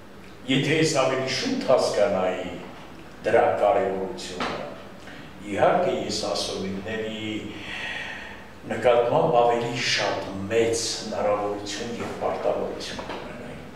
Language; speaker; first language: Armenian; non-native, local second language; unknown